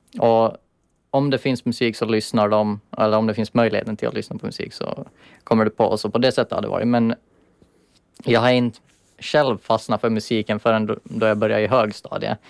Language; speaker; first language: Swedish; native; Swedish